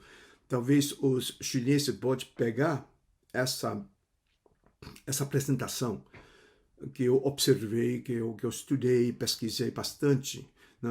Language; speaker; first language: Portuguese; non-native, fluent; Cantonese